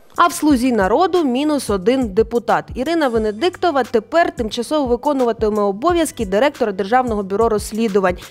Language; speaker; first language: Ukrainian; native; Ukrainian